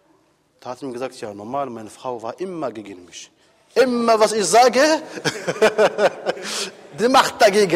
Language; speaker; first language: German; non-native, fluent; Arabic